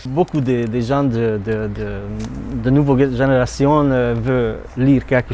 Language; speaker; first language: French; non-native, learner; Hungarian